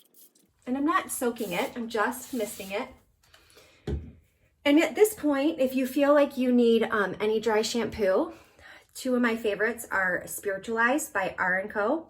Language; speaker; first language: English; native; English